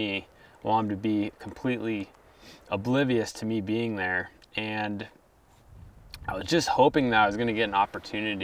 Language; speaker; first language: English; native; English